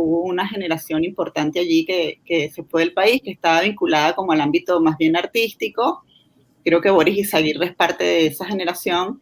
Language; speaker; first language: Spanish; native; Spanish